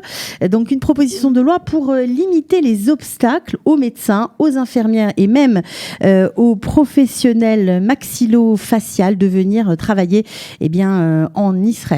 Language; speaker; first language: French; native; French